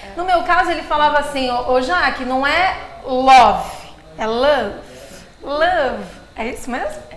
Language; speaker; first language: Portuguese; native; Portuguese